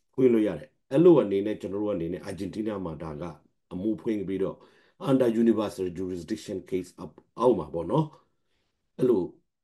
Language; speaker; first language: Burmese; non-native, local second language; Rohingya